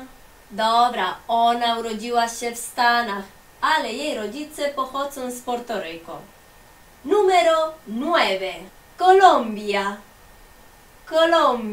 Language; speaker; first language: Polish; non-native, fluent; Spanish